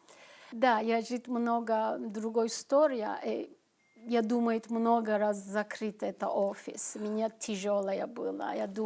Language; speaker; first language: Russian; non-native, learner; Turkish